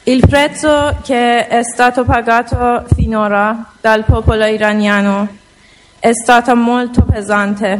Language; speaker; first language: Italian; non-native, learner; Persian